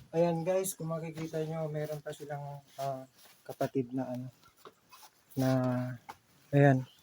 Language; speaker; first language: Filipino; native; Filipino